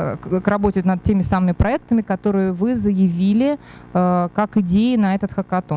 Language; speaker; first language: Russian; native; Russian